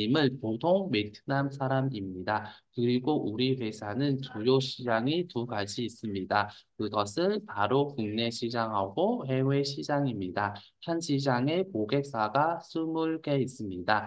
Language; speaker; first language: Korean; non-native, fluent; Vietnamese